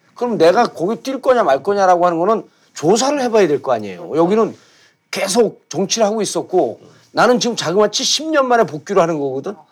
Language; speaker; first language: Korean; native; Korean